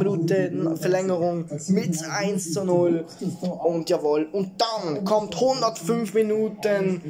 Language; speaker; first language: German; early bilingual, other home language; Italian